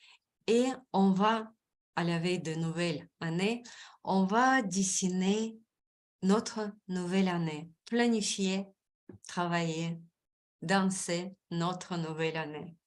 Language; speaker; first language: French; non-native, fluent; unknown